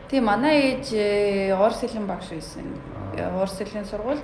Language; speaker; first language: Mongolian; early bilingual, heritage; Mongolian